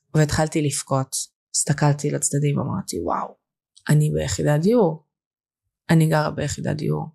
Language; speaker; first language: Hebrew; early bilingual, other home language; Russian